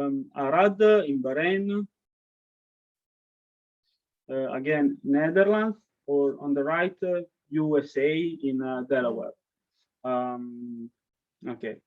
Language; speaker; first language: English; non-native, learner; Italian